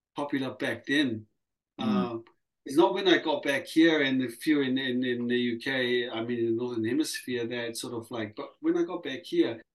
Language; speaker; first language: English; early bilingual, other home language; Samoan